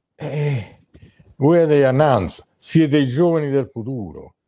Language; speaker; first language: Italian; native; Italian